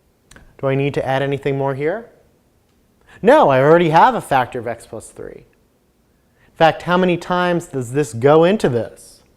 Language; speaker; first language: English; native; English